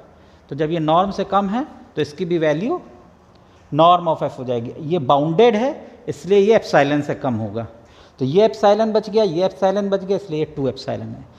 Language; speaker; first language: Hindi; native; Hindi